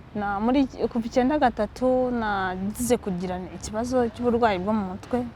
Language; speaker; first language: Kinyarwanda; early bilingual, heritage; Kinyarwanda